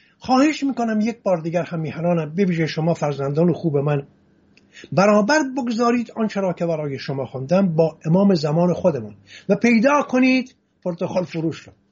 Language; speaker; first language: Persian; non-native, local second language; Assyrian Neo-Aramaic